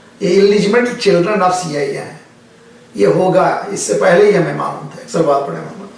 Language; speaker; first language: Urdu; native; Urdu